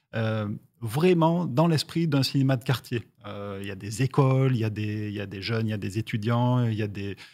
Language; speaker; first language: French; native; French